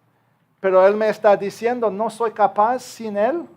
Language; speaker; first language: Spanish; non-native, fluent; English